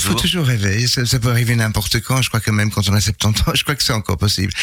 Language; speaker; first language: French; non-native, fluent; English